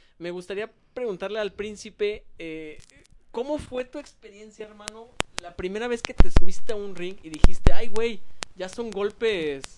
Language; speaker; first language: Spanish; native; Spanish